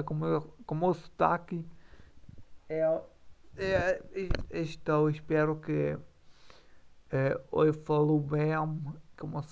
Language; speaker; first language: Portuguese; non-native, learner; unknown